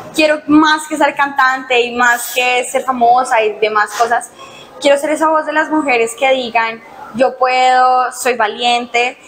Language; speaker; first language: Spanish; native; Spanish